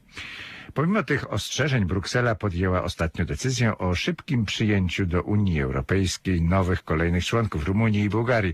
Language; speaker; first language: Polish; native; Polish